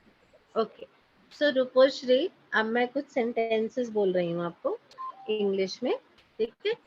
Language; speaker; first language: Hindi; native; Hindi